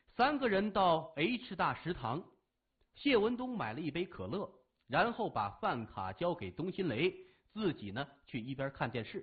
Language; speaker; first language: Chinese; native; Chinese